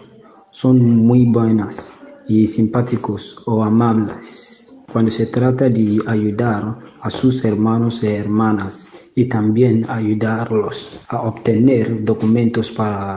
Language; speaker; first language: Spanish; non-native, learner; English